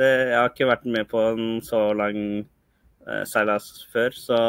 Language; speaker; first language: Norwegian; early bilingual, other home language; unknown